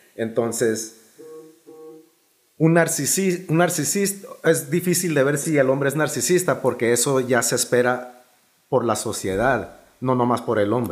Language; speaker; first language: Spanish; early bilingual, heritage; Spanish